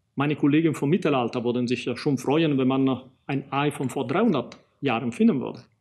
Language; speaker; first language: German; non-native, fluent; Italian